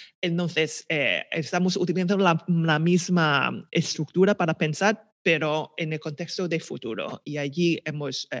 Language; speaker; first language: Spanish; non-native, fluent; Chinese